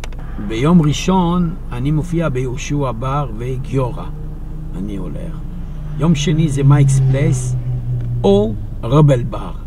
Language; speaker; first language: Hebrew; non-native, fluent; French